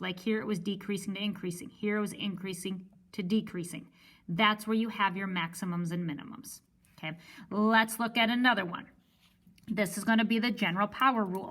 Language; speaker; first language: English; native; English